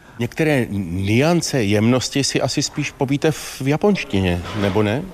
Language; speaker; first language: Czech; native; Czech